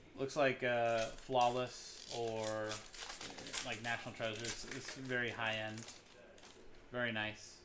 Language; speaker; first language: English; native; English